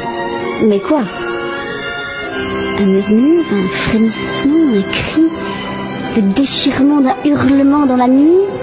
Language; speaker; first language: French; native; French